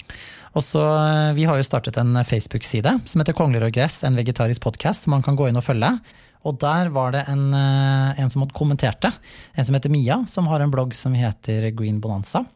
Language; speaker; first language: Norwegian; native; Norwegian